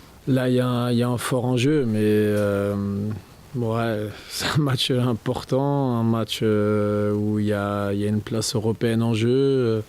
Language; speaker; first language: French; native; French